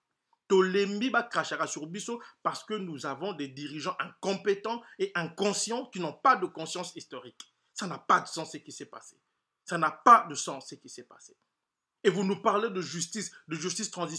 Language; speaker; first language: French; non-native, local second language; Lingala